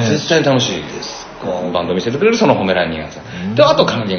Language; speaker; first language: Japanese; native; Japanese